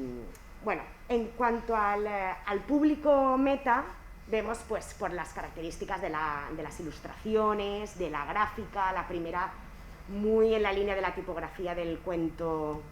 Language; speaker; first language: Spanish; native; Spanish